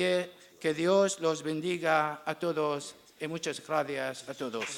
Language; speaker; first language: Spanish; non-native, learner; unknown